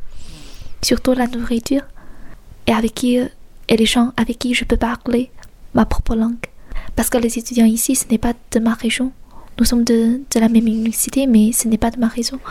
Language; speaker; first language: French; non-native, fluent; Chinese